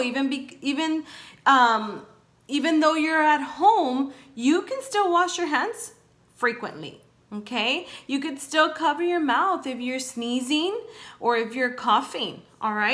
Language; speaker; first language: English; early bilingual, other home language; Spanish